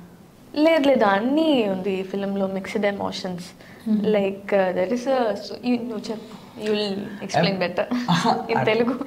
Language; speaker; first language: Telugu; non-native, learner; Tamil